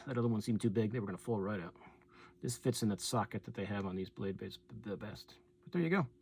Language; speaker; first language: English; native; English